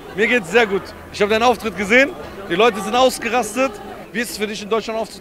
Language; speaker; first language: German; native; German